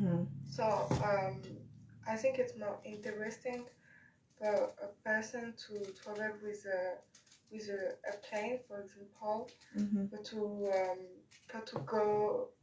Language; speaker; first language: English; non-native, learner; French